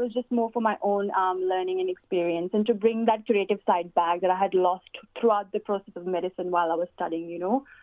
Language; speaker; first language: English; early bilingual, other home language; Hindi